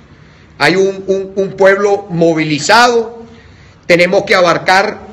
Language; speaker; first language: Spanish; native; Spanish